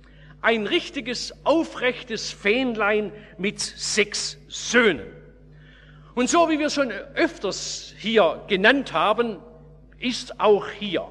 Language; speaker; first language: German; native; German